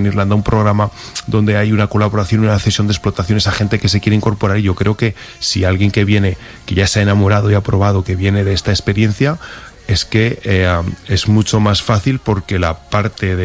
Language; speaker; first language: Spanish; native; Spanish